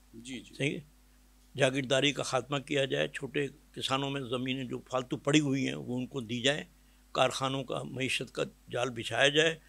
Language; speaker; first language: Urdu; native; Urdu